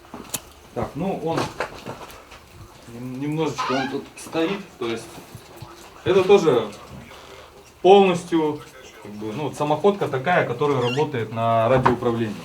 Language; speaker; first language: Russian; native; Russian